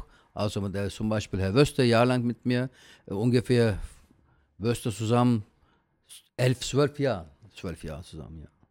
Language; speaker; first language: German; non-native, learner; Turkish